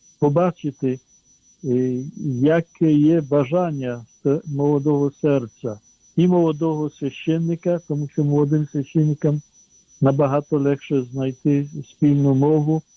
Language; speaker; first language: Ukrainian; non-native, fluent; Polish